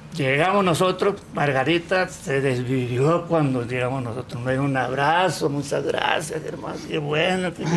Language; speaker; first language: Spanish; native; Spanish